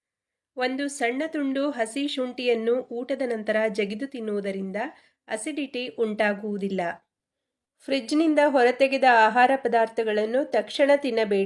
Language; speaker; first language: Kannada; native; Kannada